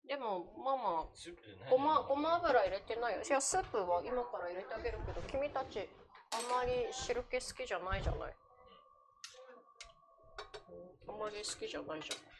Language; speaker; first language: Japanese; native; Japanese